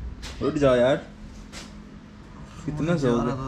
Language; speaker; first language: Hindi; native; Hindi